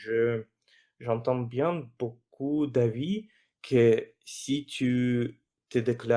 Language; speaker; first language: French; non-native, fluent; Russian